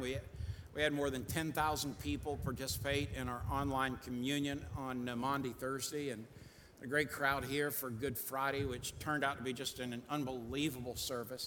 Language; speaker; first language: English; native; English